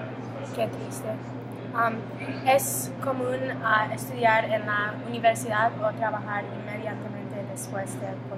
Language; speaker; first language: Spanish; non-native, learner; English